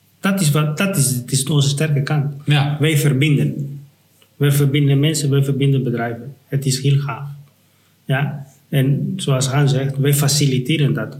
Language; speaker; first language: Dutch; non-native, fluent; Spanish